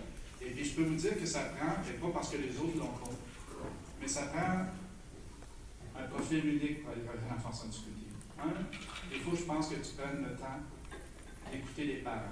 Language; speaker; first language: French; native; French